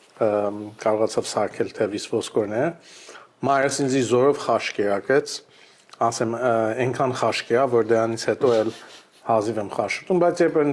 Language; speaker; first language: Armenian; early bilingual, heritage; Armenian